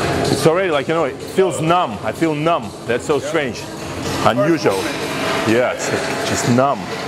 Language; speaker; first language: English; non-native, fluent; Russian